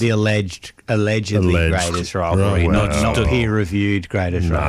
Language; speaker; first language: English; native; English